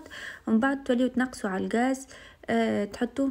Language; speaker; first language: Arabic; native; Arabic